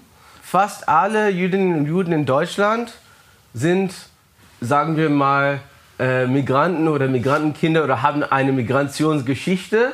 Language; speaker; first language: German; non-native, fluent; English